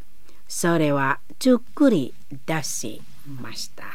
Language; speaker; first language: Japanese; non-native, learner; Indonesian